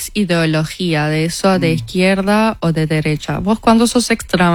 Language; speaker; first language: Spanish; non-native, fluent; Persian